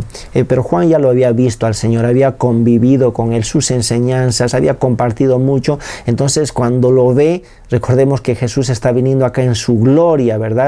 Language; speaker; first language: Spanish; native; Spanish